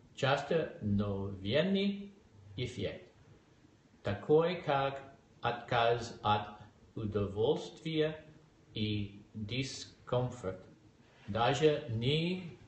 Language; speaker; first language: Russian; non-native, learner; English